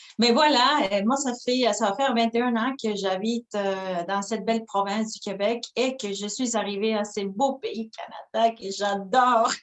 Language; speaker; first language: French; non-native, fluent; Spanish